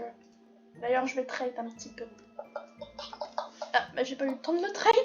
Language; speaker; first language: French; native; French